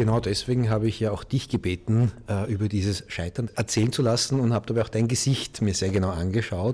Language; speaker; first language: German; native; German